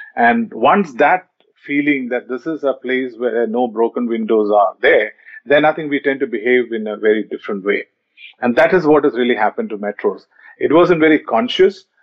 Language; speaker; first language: English; non-native, local second language; Malayalam